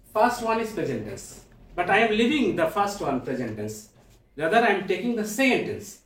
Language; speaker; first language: English; non-native, local second language; Bangla